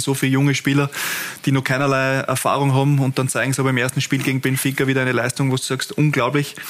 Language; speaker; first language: German; native; German